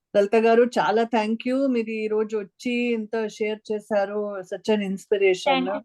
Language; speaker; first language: Telugu; non-native, learner; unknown